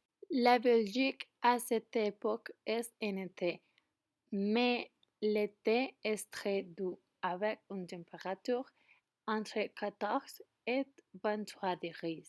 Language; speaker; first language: French; non-native, learner; Spanish